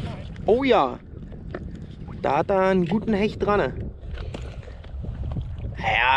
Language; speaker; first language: German; native; German